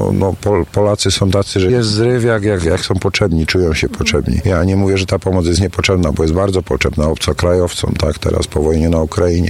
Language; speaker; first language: Polish; native; Polish